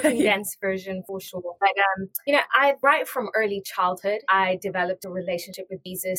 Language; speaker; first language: English; native; English